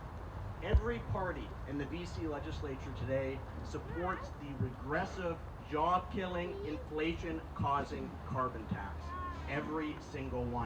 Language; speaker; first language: English; native; English